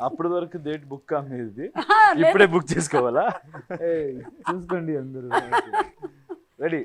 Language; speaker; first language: Telugu; non-native, learner; Kannada